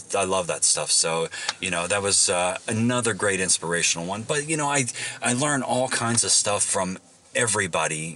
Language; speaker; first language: English; native; English